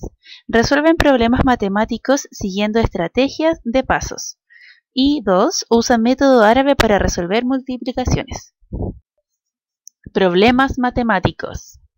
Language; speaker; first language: Spanish; native; Spanish